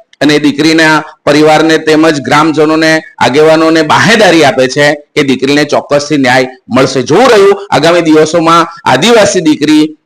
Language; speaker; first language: Gujarati; native; Gujarati